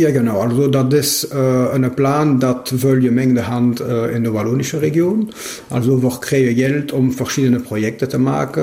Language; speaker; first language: German; non-native, local second language; French